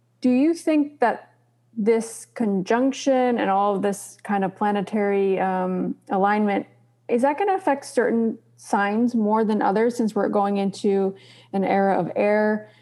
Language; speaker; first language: English; native; English